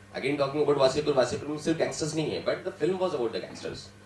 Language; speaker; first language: Hindi; native; Hindi